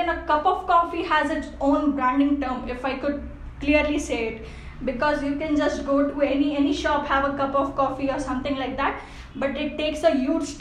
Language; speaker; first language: English; non-native, local second language; Hindi